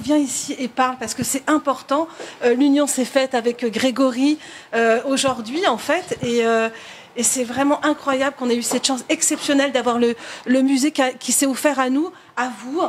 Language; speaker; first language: French; native; French